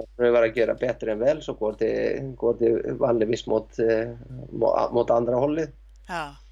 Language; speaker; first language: Swedish; non-native, learner; Icelandic